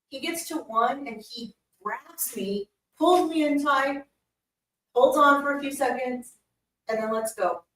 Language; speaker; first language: English; native; English